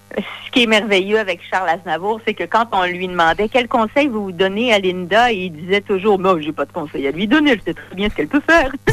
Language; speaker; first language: French; native; French